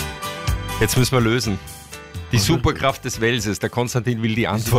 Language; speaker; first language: German; native; German